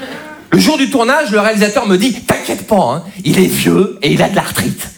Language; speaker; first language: French; native; French